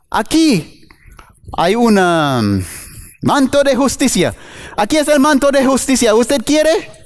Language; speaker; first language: Spanish; non-native, fluent; English